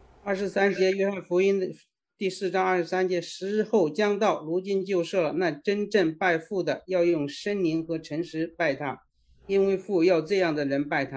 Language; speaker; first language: Chinese; native; Chinese